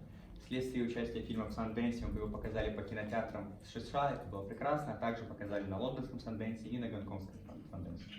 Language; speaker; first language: Russian; native; Russian